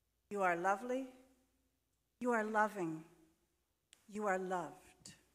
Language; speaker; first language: English; native; English